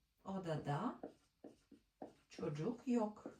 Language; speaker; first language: Turkish; non-native, learner; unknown